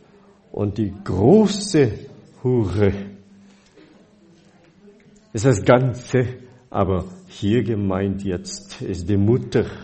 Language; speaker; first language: German; non-native, fluent; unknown